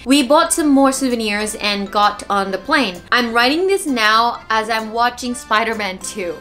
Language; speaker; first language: English; non-native, fluent; Japanese